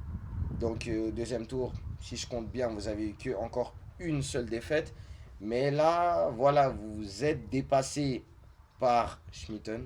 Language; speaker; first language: French; native; French